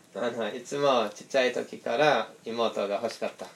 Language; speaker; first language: Japanese; non-native, fluent; English